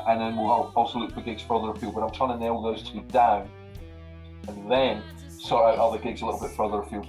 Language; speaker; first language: English; native; English